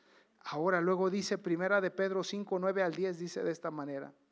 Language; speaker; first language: Spanish; native; Spanish